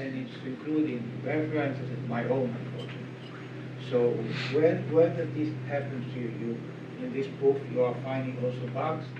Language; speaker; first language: English; non-native, fluent; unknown